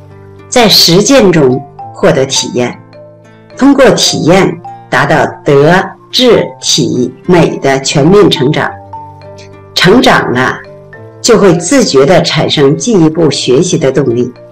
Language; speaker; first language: Chinese; native; Chinese